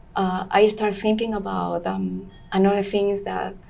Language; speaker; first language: English; non-native, learner; Spanish